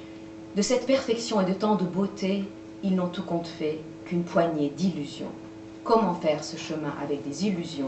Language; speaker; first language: French; native; French